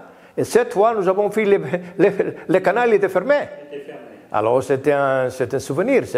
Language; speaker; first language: French; non-native, learner; Greek